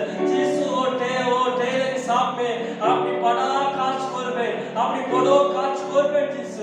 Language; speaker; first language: Bangla; non-native, learner; Hindi